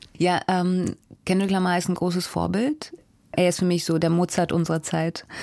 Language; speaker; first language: German; early bilingual, other home language; Russian